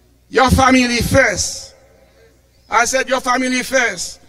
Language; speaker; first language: English; non-native, fluent; Haitian Creole